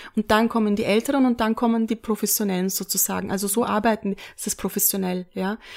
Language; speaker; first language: German; early bilingual, other home language; Turkish